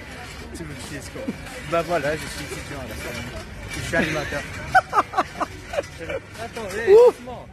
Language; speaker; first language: French; native; French